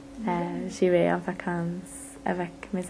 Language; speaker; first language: French; non-native, learner; English